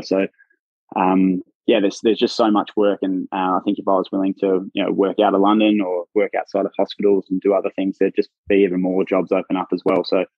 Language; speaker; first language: English; native; English